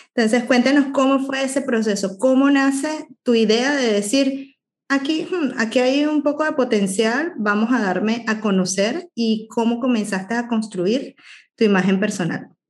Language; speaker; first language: Spanish; native; Spanish